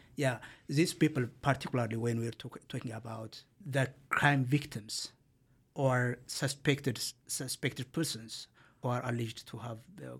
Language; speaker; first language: English; non-native, fluent; Amharic